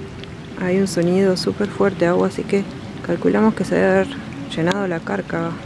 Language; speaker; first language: Spanish; native; Spanish